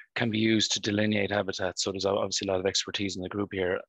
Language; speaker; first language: English; native; English